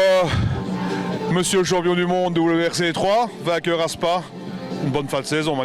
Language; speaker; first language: French; native; French